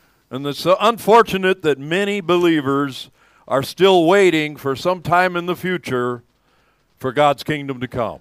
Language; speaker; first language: English; native; English